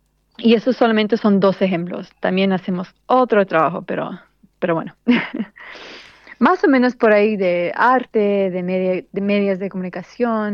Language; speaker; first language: Spanish; early bilingual, heritage; Spanish